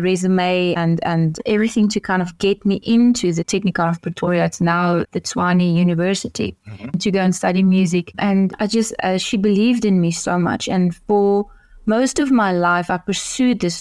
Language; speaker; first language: English; non-native, local second language; Afrikaans